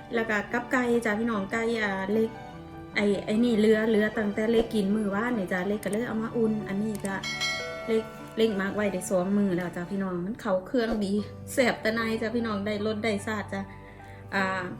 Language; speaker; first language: Thai; non-native, local second language; Northeastern Thai